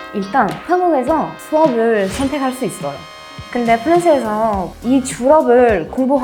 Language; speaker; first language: Korean; non-native, learner; French